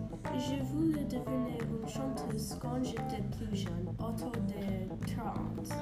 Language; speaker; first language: French; non-native, learner; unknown